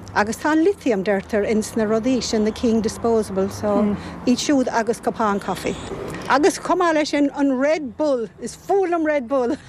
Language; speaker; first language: Irish; native; Irish